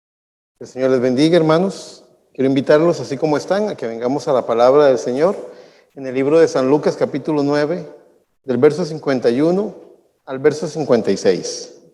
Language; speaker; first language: Spanish; native; Spanish